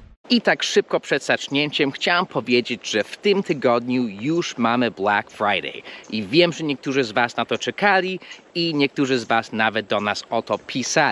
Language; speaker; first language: Polish; non-native, fluent; English